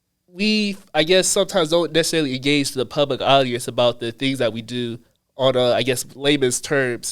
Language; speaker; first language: English; native; English